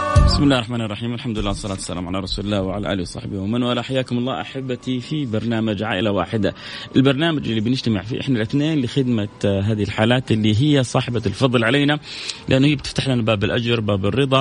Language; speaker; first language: Arabic; native; Arabic